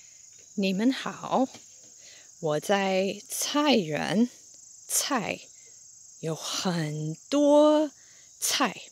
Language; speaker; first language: Chinese; non-native, fluent; English